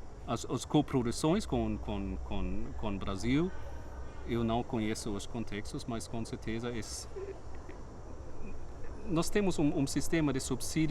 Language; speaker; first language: Portuguese; non-native, fluent; German